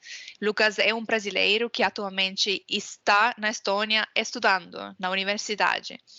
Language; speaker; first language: Portuguese; non-native, fluent; Estonian